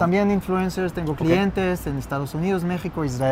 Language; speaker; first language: Spanish; non-native, fluent; Hebrew